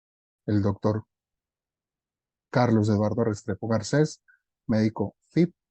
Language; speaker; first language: Spanish; native; Spanish